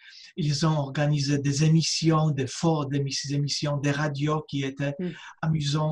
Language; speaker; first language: French; non-native, fluent; Polish